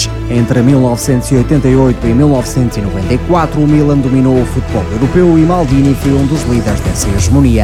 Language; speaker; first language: Portuguese; native; Portuguese